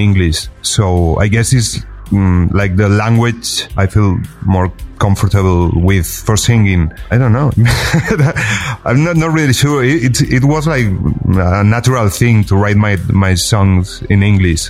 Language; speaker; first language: English; non-native, fluent; Spanish